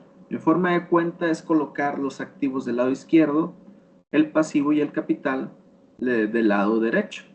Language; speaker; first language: Spanish; native; Spanish